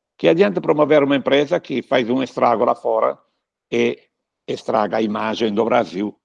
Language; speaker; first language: Portuguese; non-native, fluent; Italian